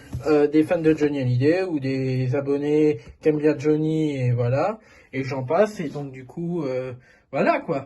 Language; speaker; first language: French; native; French